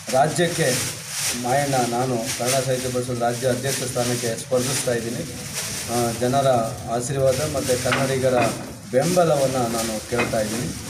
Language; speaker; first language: Kannada; native; Kannada